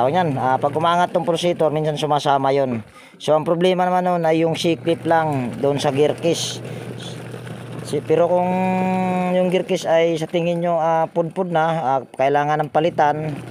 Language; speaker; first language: Filipino; native; Filipino